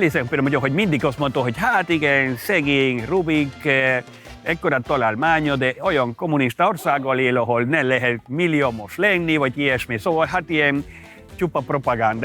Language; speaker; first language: Hungarian; non-native, fluent; Spanish